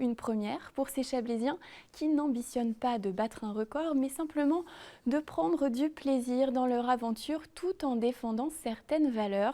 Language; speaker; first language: French; native; French